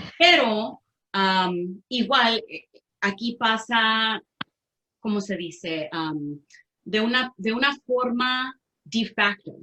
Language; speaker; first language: Spanish; early bilingual, heritage; Spanish